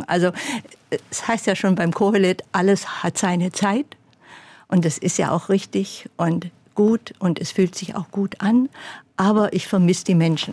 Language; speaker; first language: German; native; German